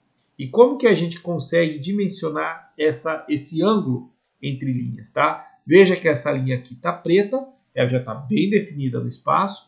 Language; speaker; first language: Portuguese; native; Portuguese